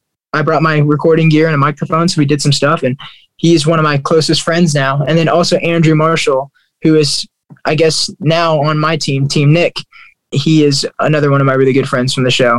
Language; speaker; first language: English; native; English